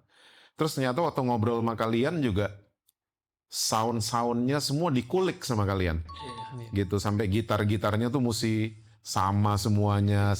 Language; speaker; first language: Indonesian; native; Indonesian